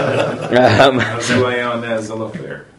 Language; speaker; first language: Hebrew; non-native, learner; English